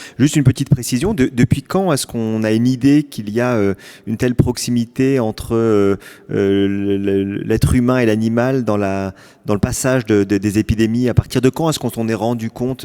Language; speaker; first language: French; native; French